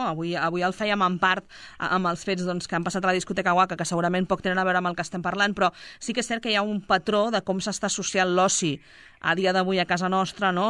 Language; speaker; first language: Catalan; native; Catalan